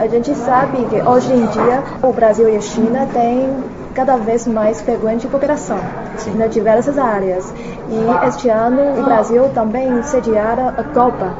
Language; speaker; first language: Portuguese; non-native, fluent; Chinese